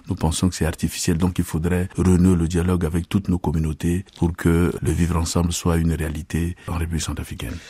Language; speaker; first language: French; non-native, local second language; Sango